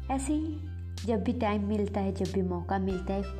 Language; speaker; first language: Hindi; non-native, local second language; Assamese